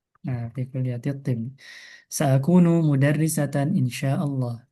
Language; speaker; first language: Arabic; non-native, fluent; Indonesian